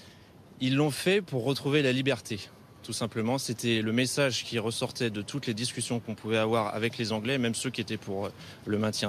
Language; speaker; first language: French; native; French